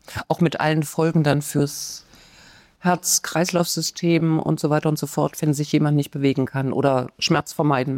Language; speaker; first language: German; native; German